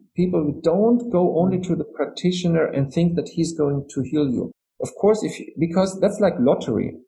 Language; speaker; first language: English; non-native, fluent; German